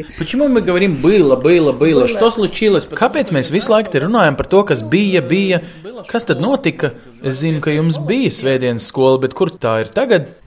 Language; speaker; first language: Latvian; native; Latvian